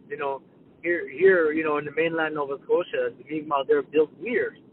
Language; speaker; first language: English; non-native, fluent; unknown